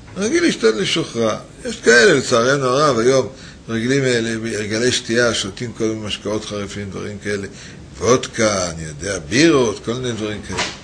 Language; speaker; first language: Hebrew; native; Hebrew